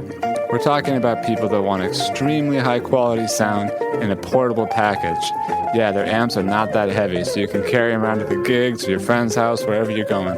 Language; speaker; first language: English; native; English